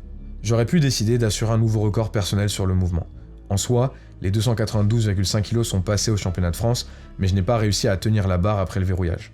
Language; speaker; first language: French; native; French